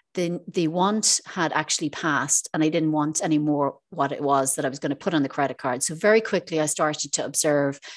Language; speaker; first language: English; native; English